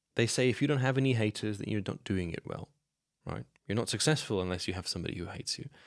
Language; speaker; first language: English; non-native, fluent; Slovenian